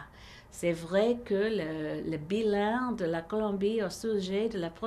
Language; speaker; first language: French; non-native, learner; English